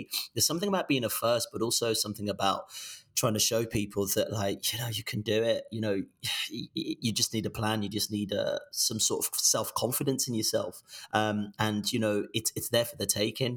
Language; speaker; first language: English; non-native, local second language; Yoruba